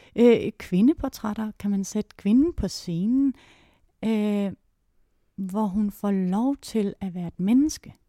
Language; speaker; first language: Danish; native; Danish